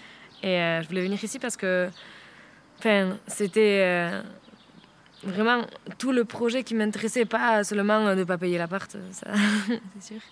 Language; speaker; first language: French; non-native, fluent; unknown